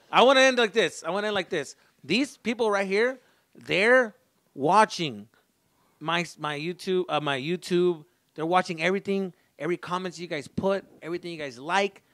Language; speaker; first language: English; early bilingual, other home language; Spanish